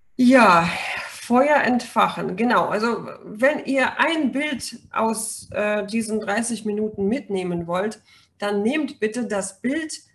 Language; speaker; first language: German; non-native, fluent; Russian